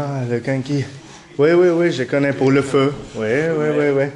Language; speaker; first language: French; non-native, learner; Spanish